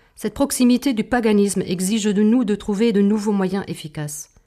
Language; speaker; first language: French; non-native, fluent; German